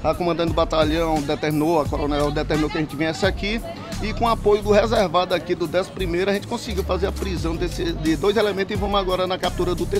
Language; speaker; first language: Portuguese; native; Portuguese